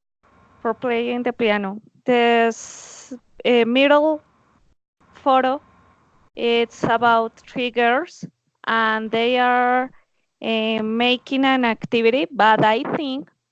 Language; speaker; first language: English; non-native, learner; Spanish